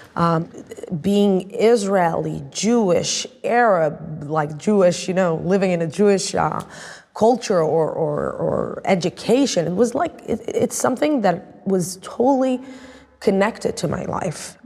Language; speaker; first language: English; non-native, fluent; Arabic